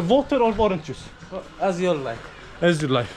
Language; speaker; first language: English; non-native, learner; Turkish